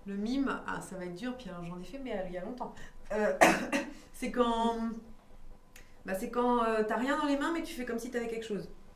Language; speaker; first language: French; native; French